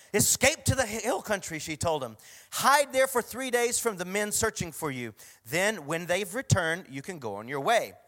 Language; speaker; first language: English; native; English